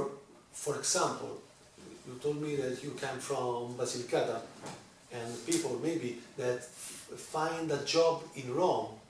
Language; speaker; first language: English; non-native, learner; Italian